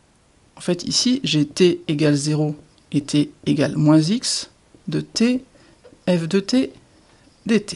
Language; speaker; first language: French; native; French